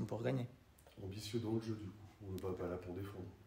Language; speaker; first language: French; native; French